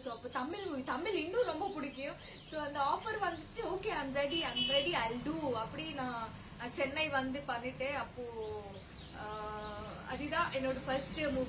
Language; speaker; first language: Tamil; non-native, learner; Telugu